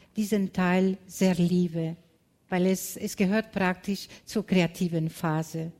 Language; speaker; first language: German; non-native, fluent; Spanish